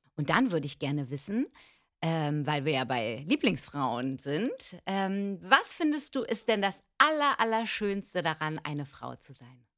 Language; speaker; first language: German; early bilingual, other home language; Greek